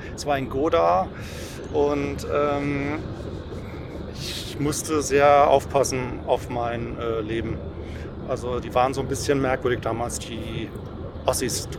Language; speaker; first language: German; native; German